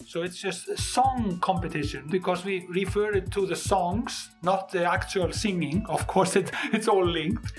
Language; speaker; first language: English; non-native, fluent; Icelandic